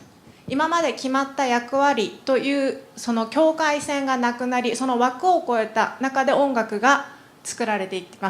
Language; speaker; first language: Japanese; native; Japanese